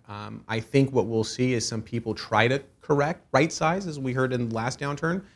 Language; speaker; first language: English; early bilingual, other home language; Persian